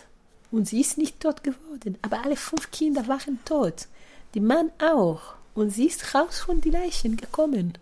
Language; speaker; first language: German; non-native, fluent; Kinyarwanda